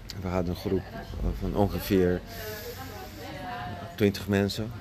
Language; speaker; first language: Dutch; non-native, fluent; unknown